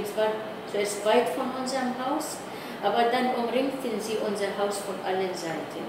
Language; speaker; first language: German; non-native, fluent; Arabic